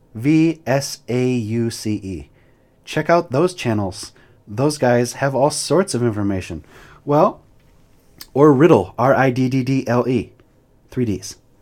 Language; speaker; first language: English; native; English